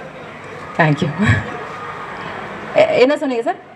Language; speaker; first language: Tamil; non-native, learner; Kannada